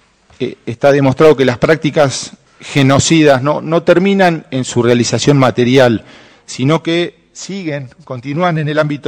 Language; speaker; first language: Spanish; native; Spanish